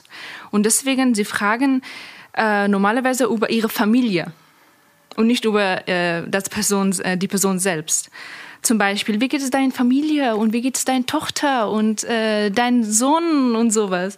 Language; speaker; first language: German; non-native, learner; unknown